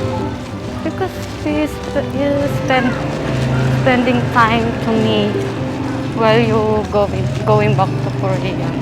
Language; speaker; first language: English; non-native, learner; Filipino